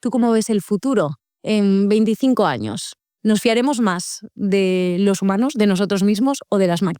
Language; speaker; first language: Spanish; native; Spanish